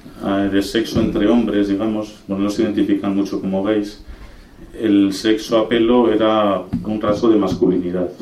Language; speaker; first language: Spanish; native; Spanish